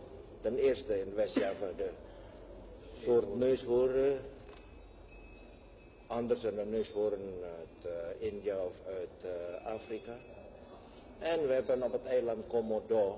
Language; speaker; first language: Dutch; non-native, fluent; Indonesian